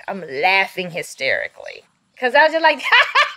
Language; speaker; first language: English; native; English